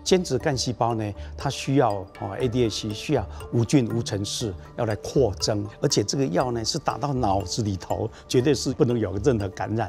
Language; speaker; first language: Chinese; native; Chinese